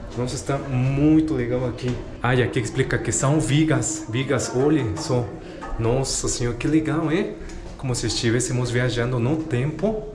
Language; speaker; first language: Portuguese; non-native, fluent; Spanish